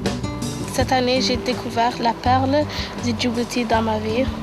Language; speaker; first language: French; early bilingual, other home language; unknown